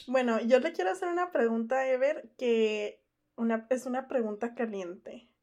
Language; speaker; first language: Spanish; early bilingual, heritage; Spanish